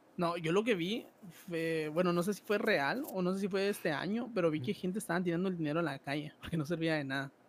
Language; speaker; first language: Spanish; native; Spanish